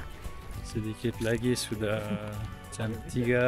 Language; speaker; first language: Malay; non-native, learner; French